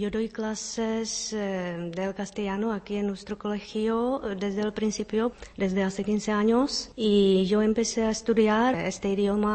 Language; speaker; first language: Spanish; non-native, fluent; Czech